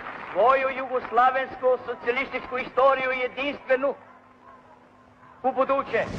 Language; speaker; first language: Bosnian; native; Bosnian